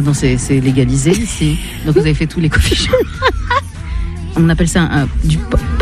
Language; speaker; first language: French; native; French